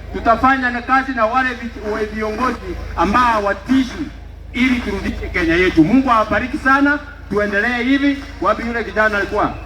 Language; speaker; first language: Swahili; non-native, local second language; Gusii